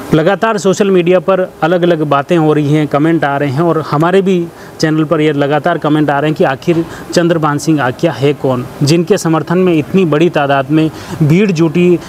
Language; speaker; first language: Hindi; native; Hindi